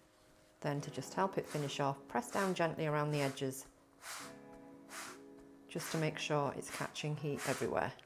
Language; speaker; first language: English; native; English